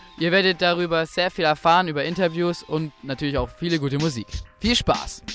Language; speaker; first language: German; native; German